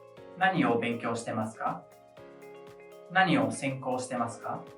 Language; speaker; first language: Japanese; non-native, fluent; English